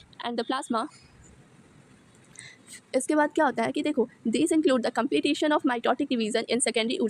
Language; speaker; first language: Hindi; native; Hindi